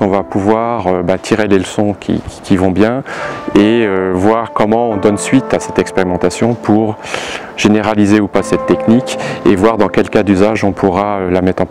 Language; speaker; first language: French; native; French